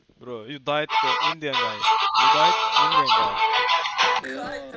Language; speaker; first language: English; non-native, learner; Turkish